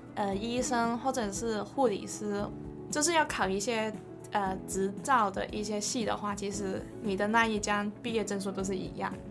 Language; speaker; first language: Chinese; non-native, local second language; Cantonese